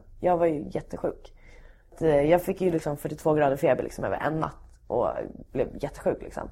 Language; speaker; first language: Swedish; native; Swedish